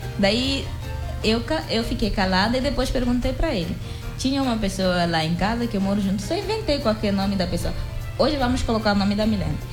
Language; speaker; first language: Portuguese; non-native, local second language; Upper Guinea Crioulo